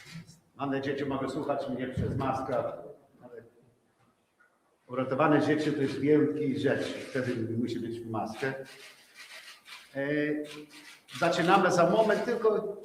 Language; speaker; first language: Polish; non-native, learner; English